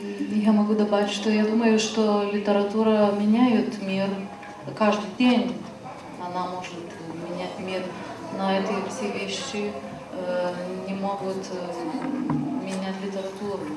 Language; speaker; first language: Russian; non-native, fluent; Lithuanian